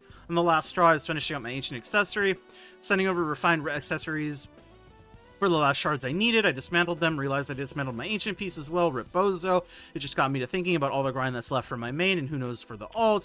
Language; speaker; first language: English; native; English